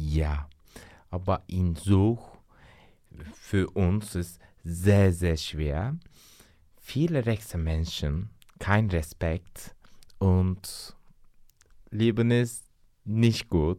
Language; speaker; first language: German; non-native, learner; Turkish